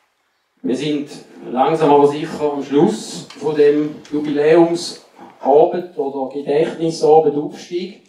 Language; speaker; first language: German; native; German